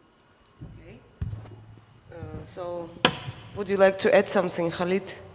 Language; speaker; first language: English; non-native, fluent; Slovenian